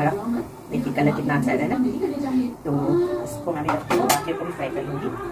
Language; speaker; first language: Hindi; native; Hindi